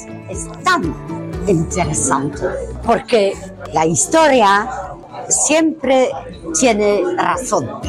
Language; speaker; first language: Spanish; non-native, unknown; Dutch